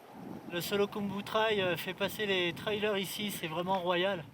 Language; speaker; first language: French; native; French